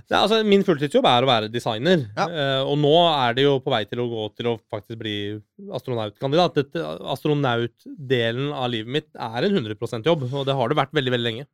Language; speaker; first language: Norwegian; early bilingual, other home language; Persian